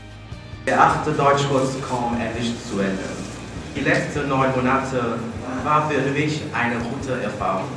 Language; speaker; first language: German; non-native, learner; Vietnamese